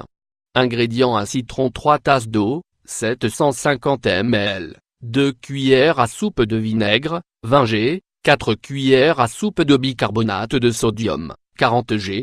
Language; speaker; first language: French; native; French